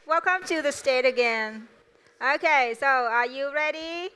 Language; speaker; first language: English; non-native, fluent; Vietnamese